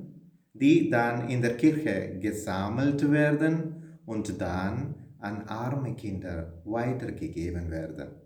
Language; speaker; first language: German; non-native, fluent; Malayalam